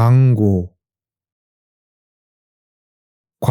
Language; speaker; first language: Korean; native; Korean